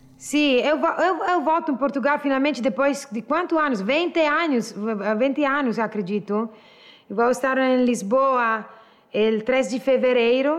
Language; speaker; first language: Portuguese; non-native, learner; Italian